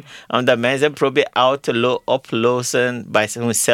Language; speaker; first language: Dutch; non-native, learner; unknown